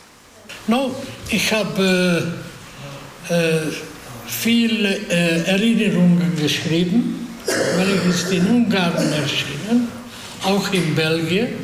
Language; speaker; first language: German; non-native, fluent; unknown